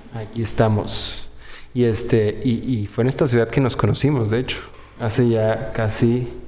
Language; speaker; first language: Spanish; native; Spanish